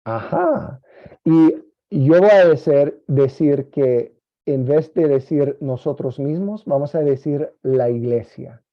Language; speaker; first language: Spanish; non-native, fluent; English